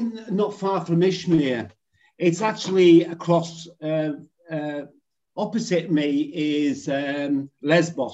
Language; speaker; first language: English; native; English